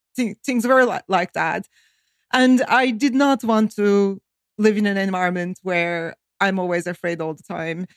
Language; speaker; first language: English; non-native, fluent; Turkish